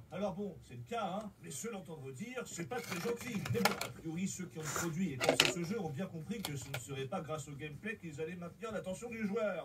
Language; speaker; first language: French; native; French